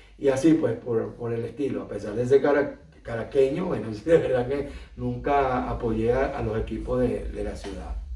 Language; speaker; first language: Spanish; native; Spanish